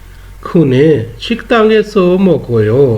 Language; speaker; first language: Korean; non-native, fluent; Urdu